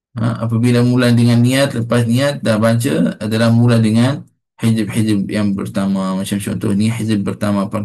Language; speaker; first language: Malay; native; Malay